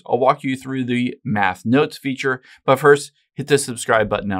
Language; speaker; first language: English; native; English